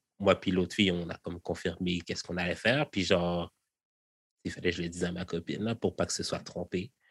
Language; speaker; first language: French; native; French